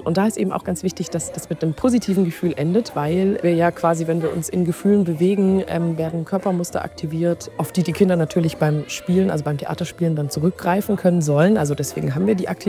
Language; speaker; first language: German; native; German